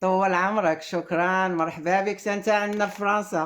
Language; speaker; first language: Arabic; native; Arabic